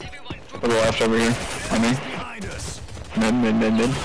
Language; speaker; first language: English; native; English